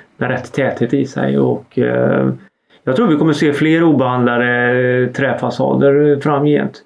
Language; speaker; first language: Swedish; native; Swedish